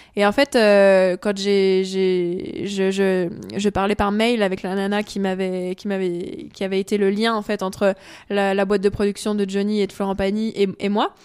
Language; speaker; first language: French; native; French